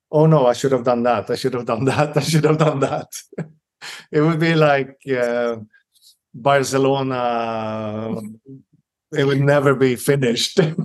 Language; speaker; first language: English; non-native, fluent; Swedish